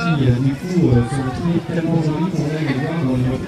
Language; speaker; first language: French; native; French